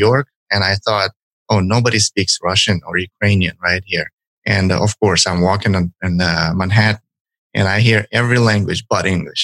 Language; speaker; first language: English; non-native, fluent; Ukrainian